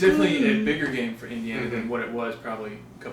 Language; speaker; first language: English; native; English